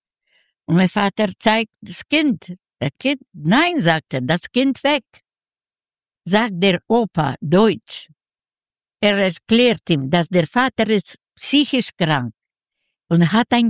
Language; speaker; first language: German; non-native, learner; Yiddish